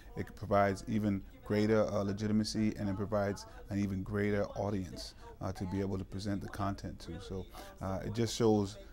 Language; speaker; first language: English; native; English